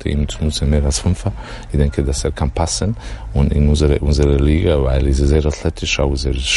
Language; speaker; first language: German; non-native, learner; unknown